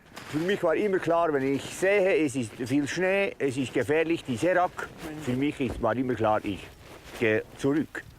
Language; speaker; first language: German; non-native, learner; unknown